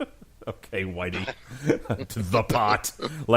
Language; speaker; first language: English; native; English